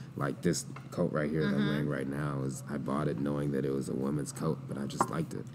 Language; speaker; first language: English; native; English